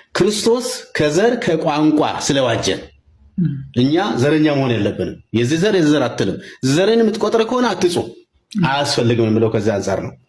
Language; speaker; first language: Amharic; native; Amharic